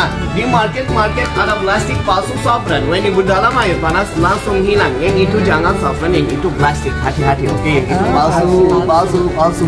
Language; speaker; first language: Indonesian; non-native, fluent; Turkish